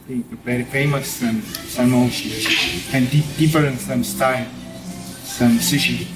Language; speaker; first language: English; non-native, learner; Korean